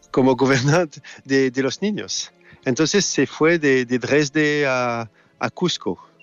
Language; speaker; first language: Spanish; non-native, fluent; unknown